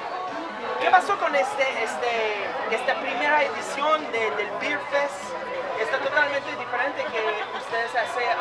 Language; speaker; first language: Spanish; non-native, learner; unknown